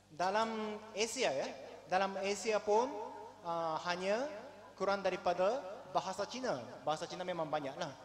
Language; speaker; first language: Malay; non-native, fluent; Japanese